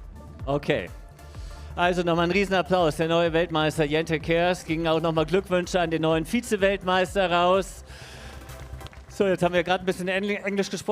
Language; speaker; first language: German; native; German